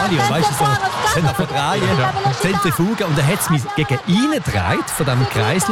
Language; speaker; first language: German; native; German